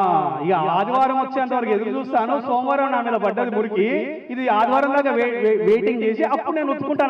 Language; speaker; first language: Telugu; native; Telugu